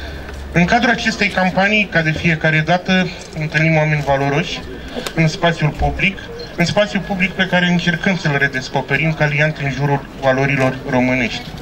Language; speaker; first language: Romanian; native; Romanian